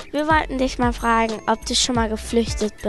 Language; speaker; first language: German; early bilingual, other home language; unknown